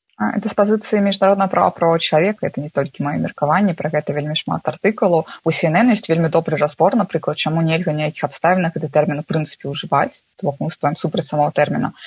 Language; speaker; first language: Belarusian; non-native, local second language; Russian